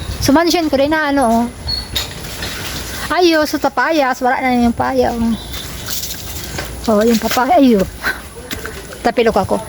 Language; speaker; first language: Filipino; non-native, local second language; Bikol